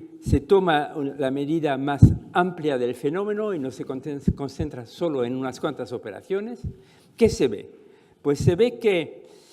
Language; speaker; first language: Spanish; non-native, fluent; French